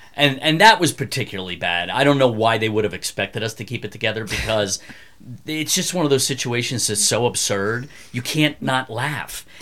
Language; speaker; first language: English; native; English